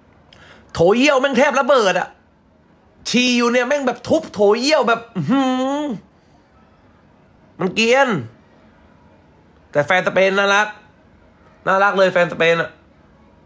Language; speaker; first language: Thai; native; Thai